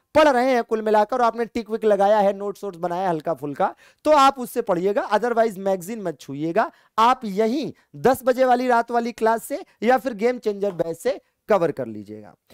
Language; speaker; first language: Hindi; native; Hindi